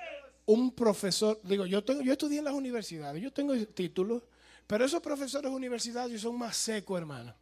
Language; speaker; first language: Spanish; native; Spanish